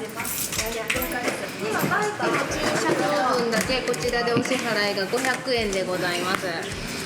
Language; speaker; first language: Japanese; native; Japanese